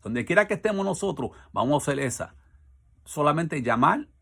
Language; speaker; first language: Spanish; early bilingual, other home language; English